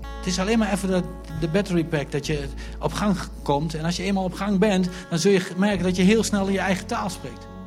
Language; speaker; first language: Dutch; native; Dutch